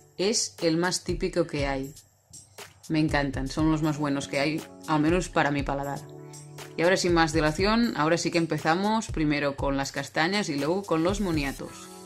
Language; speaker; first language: Spanish; non-native, local second language; Catalan